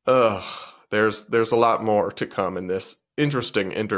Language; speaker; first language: English; native; English